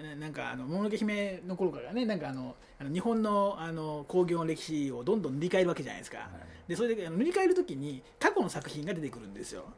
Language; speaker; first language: Japanese; native; Japanese